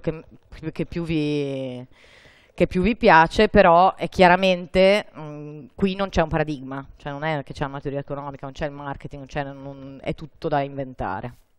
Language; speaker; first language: Italian; native; Italian